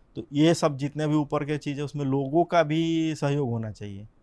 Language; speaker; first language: Hindi; non-native, local second language; Gujarati